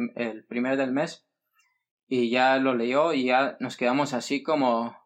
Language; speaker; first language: Spanish; early bilingual, heritage; Spanish